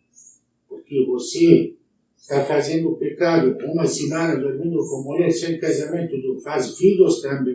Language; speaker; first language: Portuguese; non-native, learner; Arabic